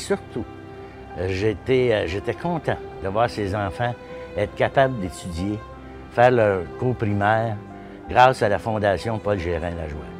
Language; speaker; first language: French; native; French